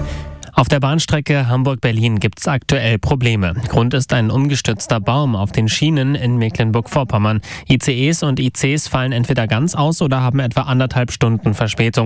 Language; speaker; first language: German; native; German